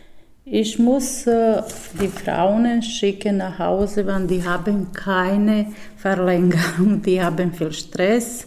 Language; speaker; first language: German; non-native, learner; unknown